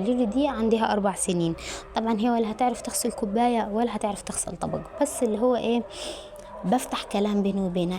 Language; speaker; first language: Arabic; native; Arabic